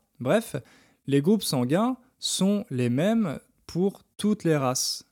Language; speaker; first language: French; native; French